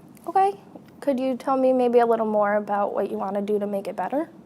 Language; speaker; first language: English; native; English